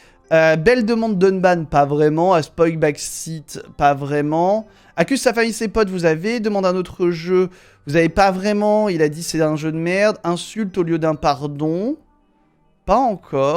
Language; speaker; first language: French; native; French